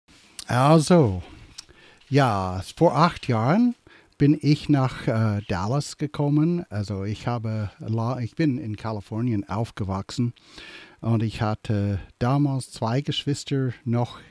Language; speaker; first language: German; early bilingual, heritage; English